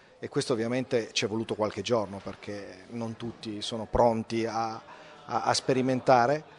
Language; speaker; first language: Italian; native; Italian